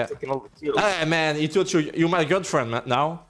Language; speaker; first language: English; non-native, learner; French